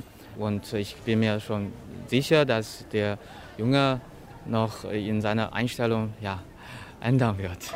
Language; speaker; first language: German; non-native, fluent; Chinese